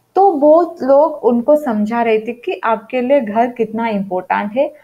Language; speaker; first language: Hindi; non-native, local second language; Odia